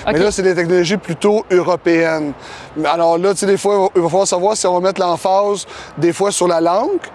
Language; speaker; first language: French; native; French